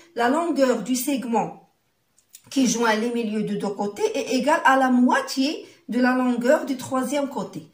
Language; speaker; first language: French; non-native, local second language; Arabic